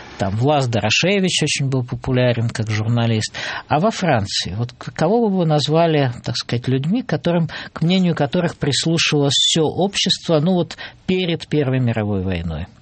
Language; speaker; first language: Russian; native; Russian